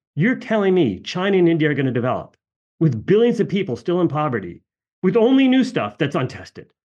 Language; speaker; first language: English; native; English